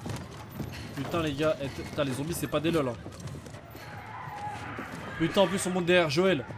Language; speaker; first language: French; native; French